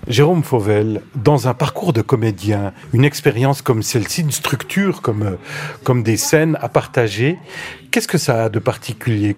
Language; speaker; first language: French; native; French